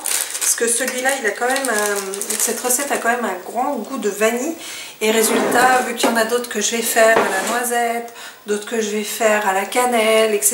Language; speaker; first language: French; native; French